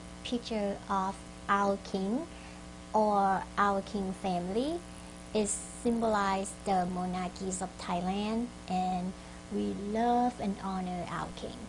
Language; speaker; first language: English; non-native, fluent; Thai